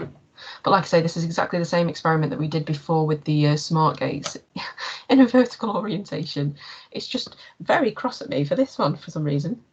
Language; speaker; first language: English; native; English